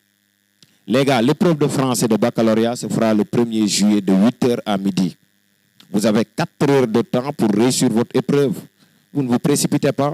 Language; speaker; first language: French; non-native, local second language; Wolof